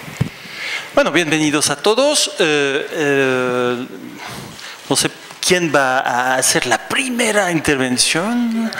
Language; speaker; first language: Spanish; non-native, fluent; French